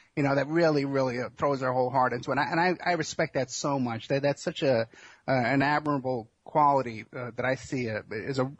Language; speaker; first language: English; native; English